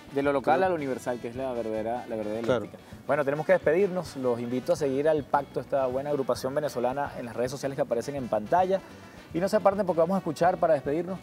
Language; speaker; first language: Spanish; native; Spanish